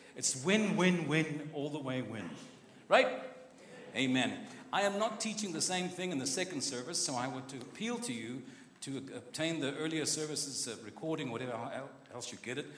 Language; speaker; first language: English; non-native, local second language; Afrikaans